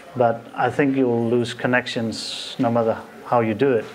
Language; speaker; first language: English; non-native, fluent; Danish